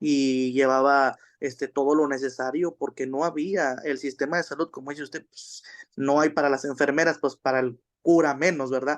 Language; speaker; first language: Spanish; native; Spanish